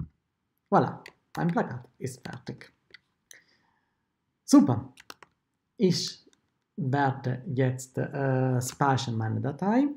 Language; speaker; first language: German; non-native, fluent; Italian